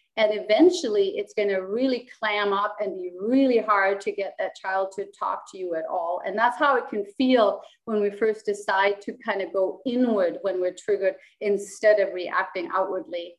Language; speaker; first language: English; non-native, fluent; Danish